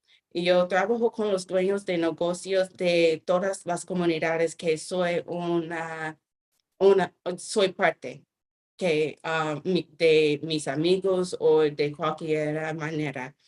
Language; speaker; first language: Spanish; non-native, fluent; English